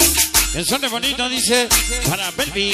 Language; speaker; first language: Spanish; native; Spanish